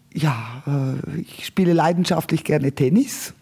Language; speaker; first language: German; non-native, local second language; Romansh